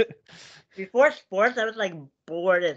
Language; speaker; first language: English; native; English